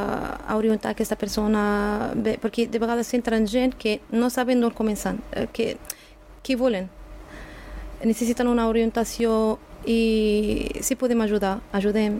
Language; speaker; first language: Catalan; non-native, fluent; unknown